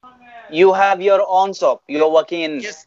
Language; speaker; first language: English; non-native, fluent; Bangla